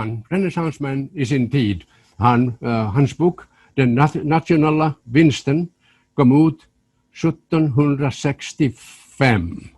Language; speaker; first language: Swedish; non-native, local second language; Finnish